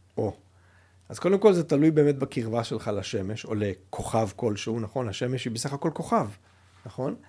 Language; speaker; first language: Hebrew; native; Hebrew